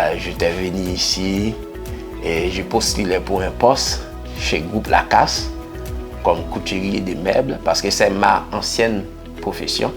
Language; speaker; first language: French; non-native, local second language; Haitian Creole